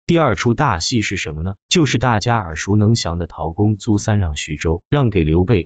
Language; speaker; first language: Chinese; native; Chinese